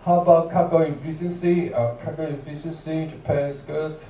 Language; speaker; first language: English; non-native, learner; Chinese